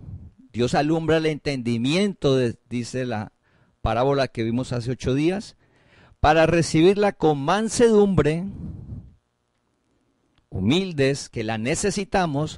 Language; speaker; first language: Spanish; native; Spanish